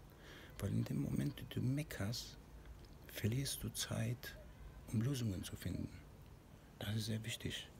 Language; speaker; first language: German; non-native, fluent; Persian